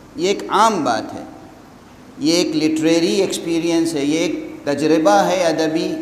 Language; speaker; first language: Urdu; native; Urdu